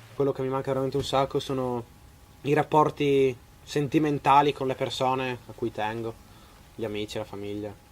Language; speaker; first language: Italian; native; Italian